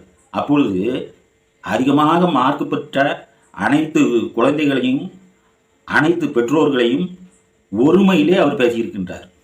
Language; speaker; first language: Tamil; native; Tamil